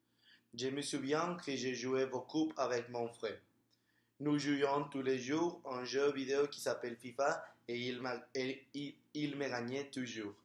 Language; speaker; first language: French; non-native, learner; Spanish